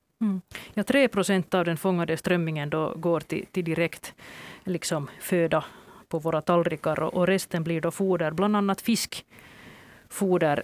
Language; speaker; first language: Swedish; native; Swedish